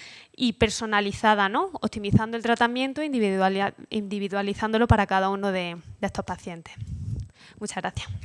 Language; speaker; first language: Spanish; native; Spanish